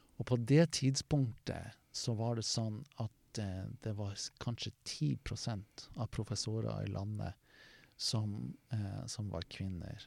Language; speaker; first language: Norwegian; non-native, fluent; English